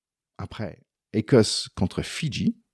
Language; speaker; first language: French; non-native, fluent; English